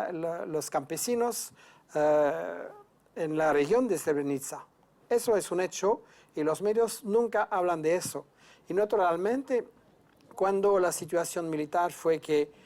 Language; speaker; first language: Spanish; non-native, fluent; French